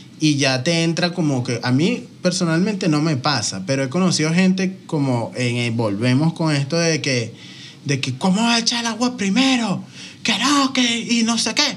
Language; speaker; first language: Spanish; native; Spanish